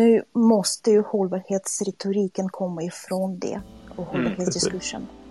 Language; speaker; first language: Swedish; non-native, fluent; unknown